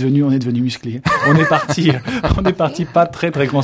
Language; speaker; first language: French; native; French